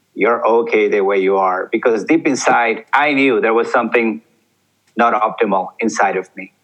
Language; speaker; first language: English; early bilingual, other home language; Spanish